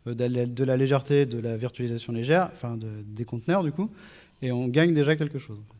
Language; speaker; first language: French; native; French